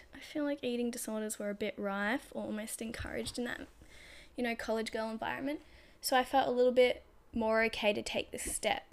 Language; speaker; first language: English; native; English